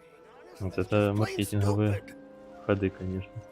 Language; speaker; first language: Russian; native; Russian